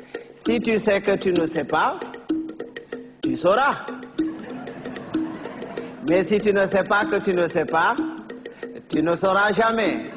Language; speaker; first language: French; non-native, local second language; Fula